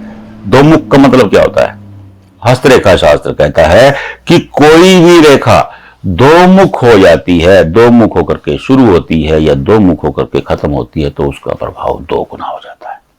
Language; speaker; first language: Hindi; native; Hindi